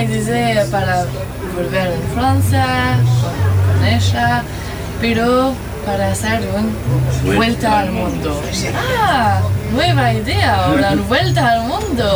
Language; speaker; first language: Spanish; non-native, learner; French